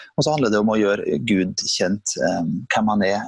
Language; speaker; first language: Norwegian; native; Norwegian